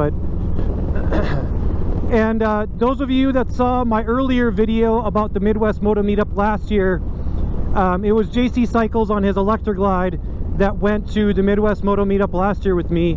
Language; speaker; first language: English; native; English